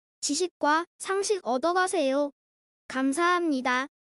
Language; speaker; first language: Korean; native; Korean